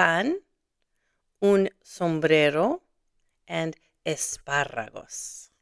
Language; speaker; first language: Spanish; non-native, fluent; English